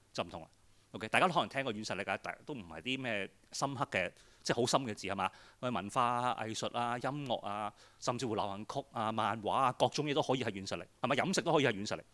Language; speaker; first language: Cantonese; native; Cantonese